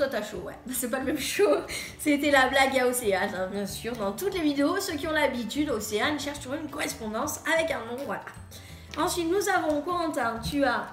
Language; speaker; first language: French; native; French